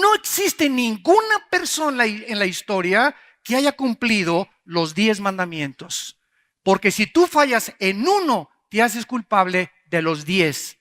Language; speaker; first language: Spanish; native; Spanish